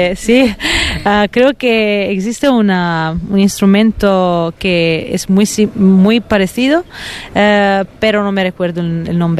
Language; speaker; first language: Spanish; non-native, fluent; Italian